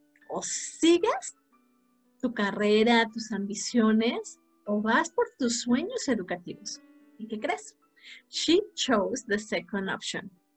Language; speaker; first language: Spanish; native; Spanish